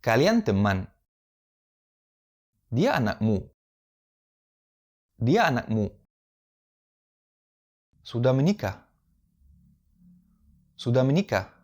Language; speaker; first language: Indonesian; non-native, fluent; French